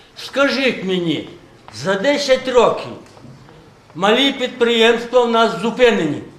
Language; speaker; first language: Ukrainian; native; Ukrainian